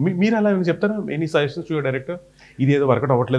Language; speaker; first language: Telugu; native; Telugu